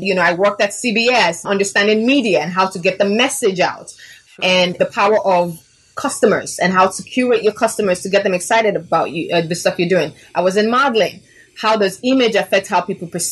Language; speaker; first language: English; non-native, local second language; Yoruba